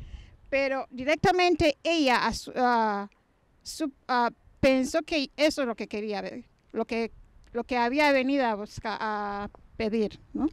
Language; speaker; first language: Spanish; non-native, fluent; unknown